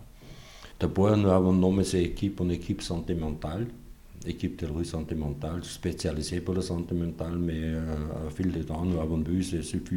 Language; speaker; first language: French; non-native, fluent; German